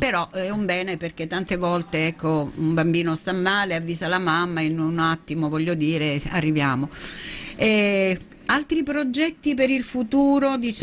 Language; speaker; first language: Italian; native; Italian